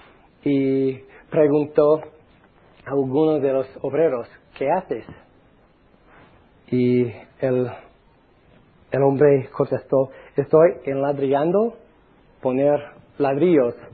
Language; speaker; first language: Spanish; non-native, fluent; English